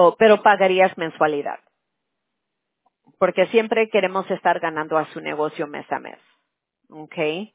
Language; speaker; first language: Spanish; early bilingual, heritage; English